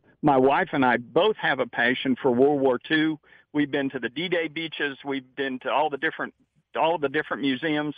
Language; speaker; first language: English; native; English